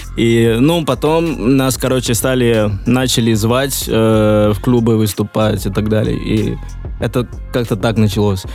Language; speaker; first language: Russian; non-native, fluent; Yoruba